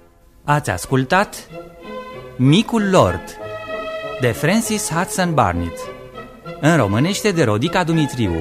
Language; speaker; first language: Romanian; native; Romanian